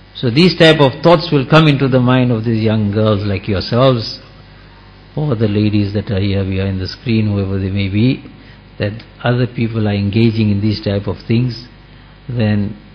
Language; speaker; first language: English; native; English